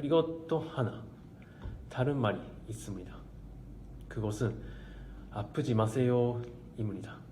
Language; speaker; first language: Korean; non-native, fluent; Japanese